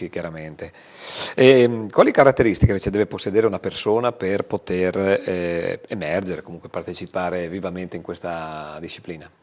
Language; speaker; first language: Italian; native; Italian